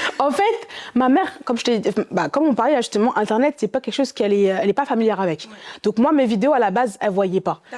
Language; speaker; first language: French; early bilingual, other home language; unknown